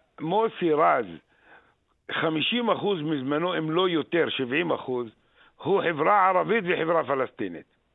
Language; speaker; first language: Hebrew; non-native, local second language; Arabic